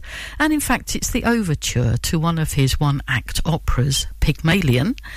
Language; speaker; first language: English; native; English